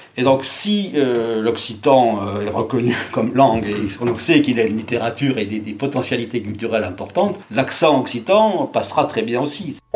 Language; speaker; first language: French; native; French